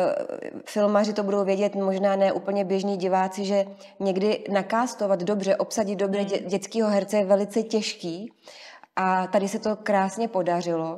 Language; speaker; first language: Czech; native; Czech